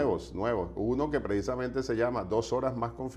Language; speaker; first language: Spanish; native; Spanish